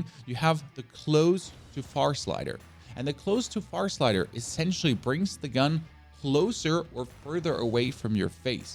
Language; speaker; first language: English; non-native, fluent; German